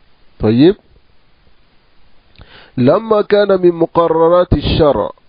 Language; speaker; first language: Arabic; non-native, fluent; Wolof